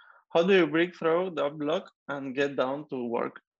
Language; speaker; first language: English; non-native, learner; Spanish